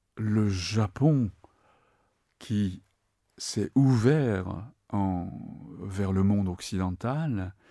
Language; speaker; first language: French; non-native, fluent; Japanese